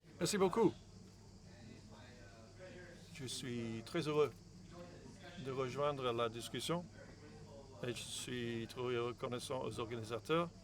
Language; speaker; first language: French; non-native, fluent; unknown